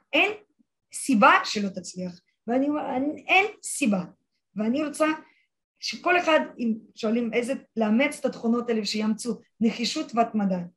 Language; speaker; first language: Hebrew; non-native, fluent; Russian